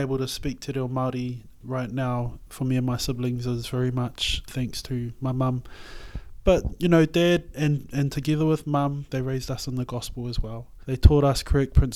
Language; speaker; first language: English; native; English